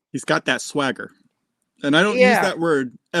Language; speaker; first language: English; native; English